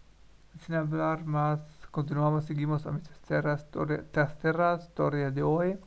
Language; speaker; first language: Spanish; non-native, learner; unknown